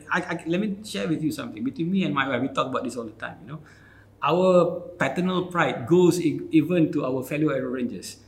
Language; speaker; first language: English; non-native, local second language; Malay